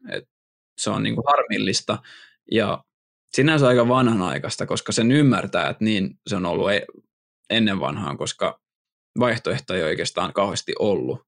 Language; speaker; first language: Finnish; native; Finnish